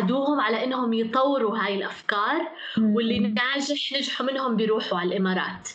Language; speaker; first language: Arabic; native; Arabic